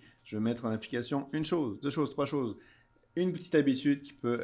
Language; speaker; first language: French; native; French